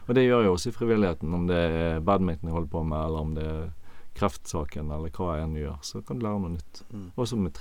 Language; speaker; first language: Norwegian; native; Norwegian